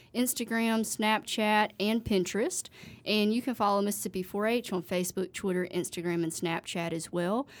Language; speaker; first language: English; native; English